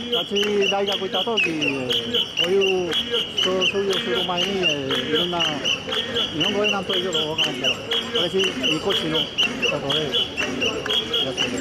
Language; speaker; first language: Japanese; non-native, learner; Spanish